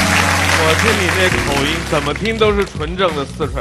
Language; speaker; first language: Chinese; native; Chinese